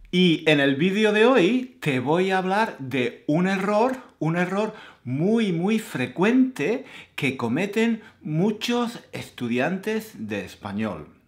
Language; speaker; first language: Spanish; native; Spanish